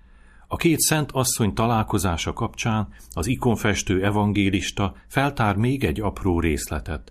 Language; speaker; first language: Hungarian; native; Hungarian